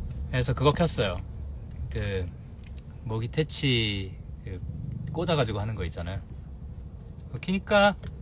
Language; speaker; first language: Korean; native; Korean